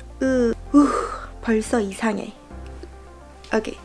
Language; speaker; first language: Korean; early bilingual, heritage; Korean